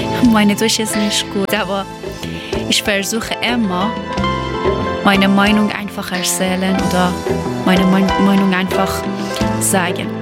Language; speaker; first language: German; non-native, learner; Persian